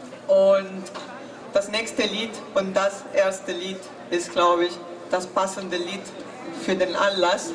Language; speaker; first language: German; non-native, fluent; Spanish